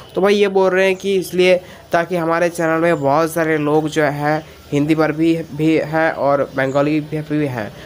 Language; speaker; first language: Hindi; non-native, local second language; Bangla